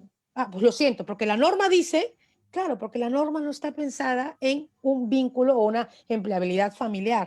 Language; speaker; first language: Spanish; native; Spanish